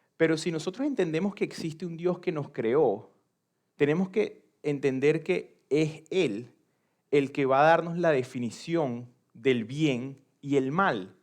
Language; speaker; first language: Spanish; native; Spanish